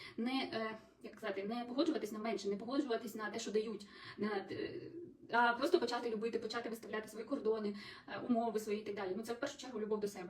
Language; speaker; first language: Ukrainian; non-native, local second language; Russian